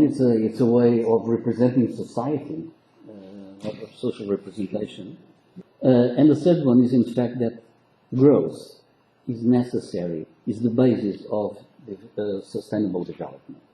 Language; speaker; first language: English; non-native, local second language; Portuguese